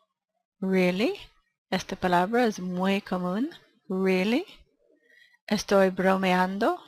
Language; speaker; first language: Spanish; non-native, fluent; English